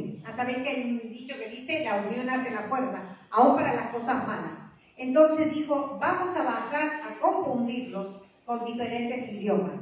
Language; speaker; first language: Spanish; native; Spanish